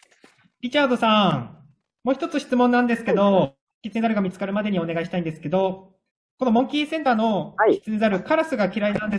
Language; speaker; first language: Japanese; native; Japanese